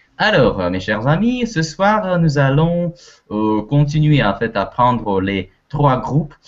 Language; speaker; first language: French; non-native, fluent; Russian